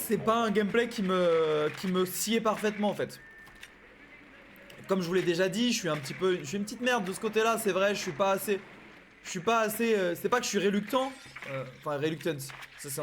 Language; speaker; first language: French; native; French